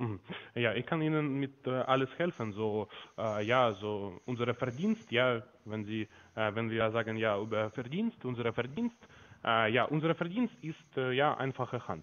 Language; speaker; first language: German; non-native, learner; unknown